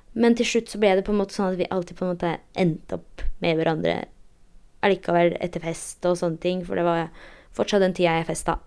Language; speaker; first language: Norwegian; early bilingual, other home language; Polish